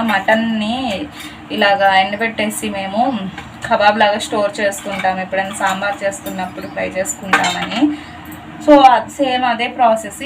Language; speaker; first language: Telugu; non-native, local second language; Urdu